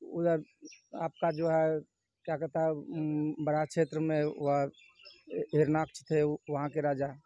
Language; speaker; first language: Hindi; native; Hindi